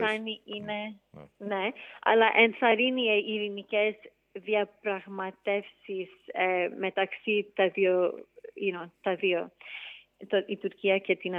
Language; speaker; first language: Greek; early bilingual, heritage; Greek